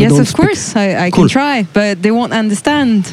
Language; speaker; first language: English; non-native, learner; French